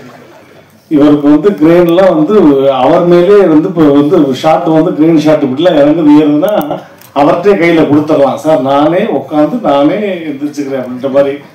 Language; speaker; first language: Tamil; native; Tamil